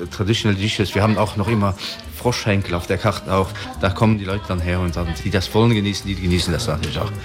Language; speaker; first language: German; non-native, local second language; Luxembourgish